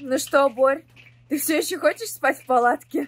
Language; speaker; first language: Russian; native; Russian